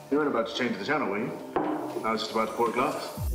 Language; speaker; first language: English; native; English